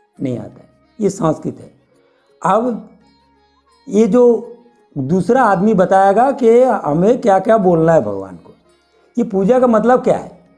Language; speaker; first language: Hindi; non-native, local second language; Bangla